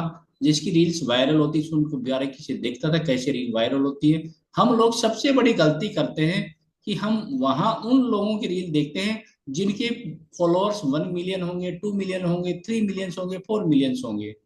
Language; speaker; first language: Hindi; native; Hindi